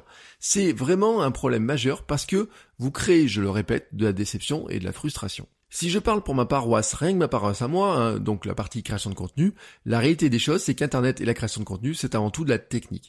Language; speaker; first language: French; native; French